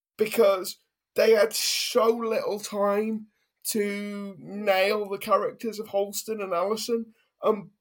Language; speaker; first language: English; native; English